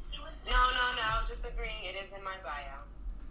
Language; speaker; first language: English; native; English